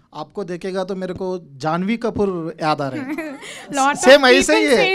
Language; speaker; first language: Hindi; non-native, local second language; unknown